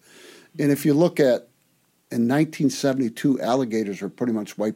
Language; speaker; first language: English; native; English